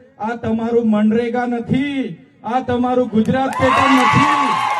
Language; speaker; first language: Gujarati; non-native, local second language; Vasavi